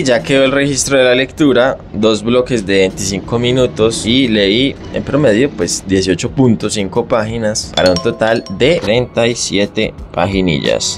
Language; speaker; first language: Spanish; native; Spanish